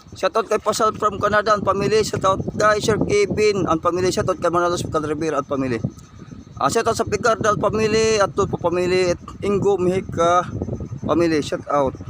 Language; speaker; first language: Filipino; non-native, local second language; Waray